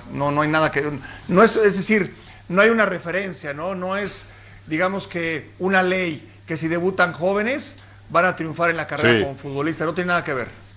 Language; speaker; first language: Spanish; native; Spanish